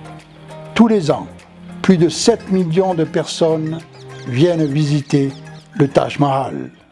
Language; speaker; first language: French; native; French